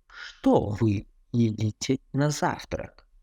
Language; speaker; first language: Russian; non-native, fluent; Tajik